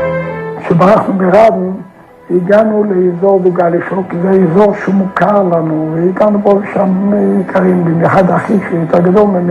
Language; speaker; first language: Hebrew; non-native, fluent; Yiddish